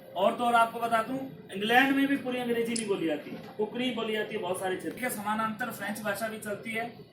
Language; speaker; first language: Hindi; non-native, local second language; Punjabi